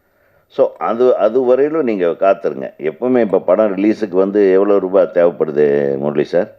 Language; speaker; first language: Tamil; native; Tamil